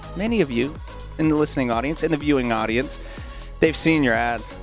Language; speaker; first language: English; native; English